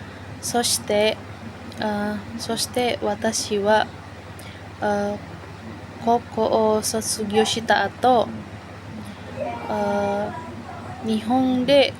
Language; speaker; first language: Japanese; non-native, learner; Indonesian